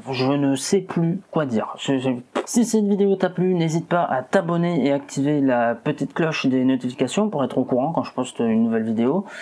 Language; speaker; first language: French; native; French